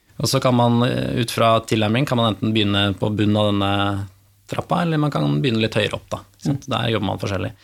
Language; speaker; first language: Norwegian; native; Norwegian